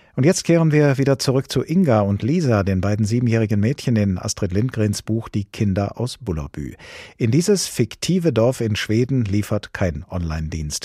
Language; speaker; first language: German; native; German